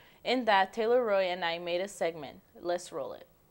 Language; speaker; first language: English; early bilingual, other home language; Spanish